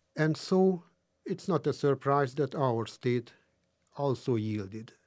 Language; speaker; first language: English; non-native, fluent; Hungarian